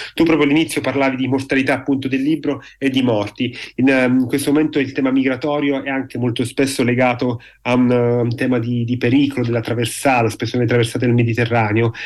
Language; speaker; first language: Italian; native; Italian